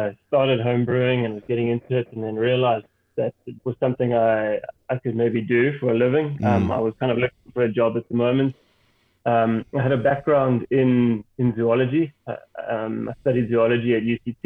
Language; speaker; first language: English; native; English